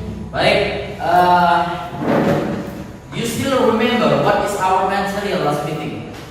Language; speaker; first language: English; non-native, learner; Indonesian